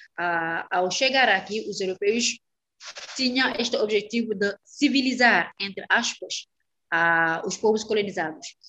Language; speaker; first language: Portuguese; non-native, fluent; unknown